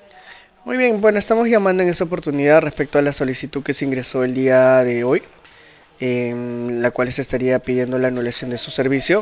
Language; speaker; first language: Spanish; native; Spanish